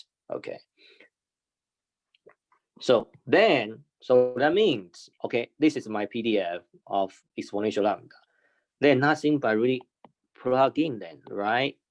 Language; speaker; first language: English; non-native, fluent; Chinese